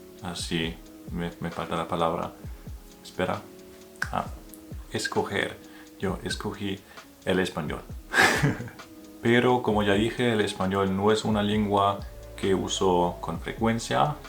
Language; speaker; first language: Spanish; non-native, fluent; German